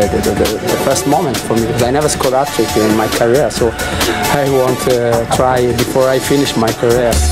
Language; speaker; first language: English; non-native, learner; Italian